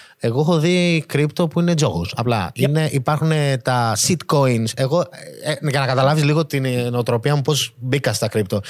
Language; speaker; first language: Greek; native; Greek